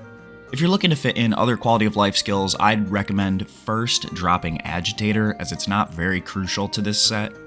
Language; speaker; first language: English; native; English